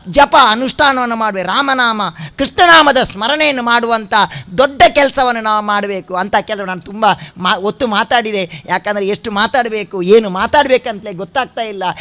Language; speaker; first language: Kannada; non-native, local second language; Tulu